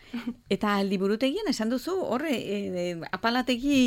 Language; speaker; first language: Basque; native; Basque